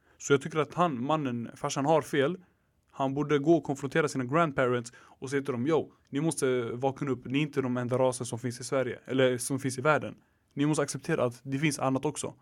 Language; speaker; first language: Swedish; early bilingual, other home language; Arabic